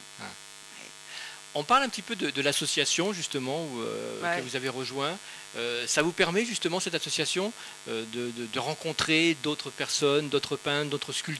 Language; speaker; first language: French; native; French